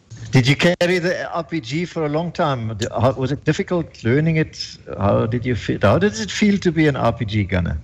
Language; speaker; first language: English; non-native, local second language; Afrikaans